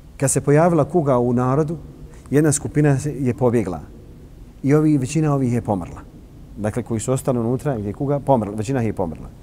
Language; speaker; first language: Bosnian; native; Bosnian